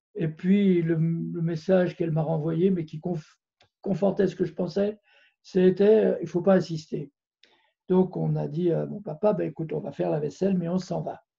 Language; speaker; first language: French; native; French